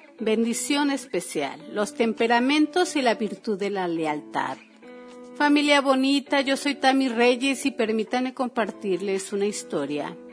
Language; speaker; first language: Spanish; native; Spanish